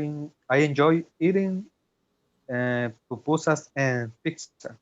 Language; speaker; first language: English; non-native, learner; Spanish